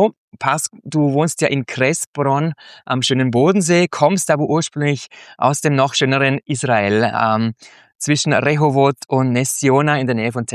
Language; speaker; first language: German; native; German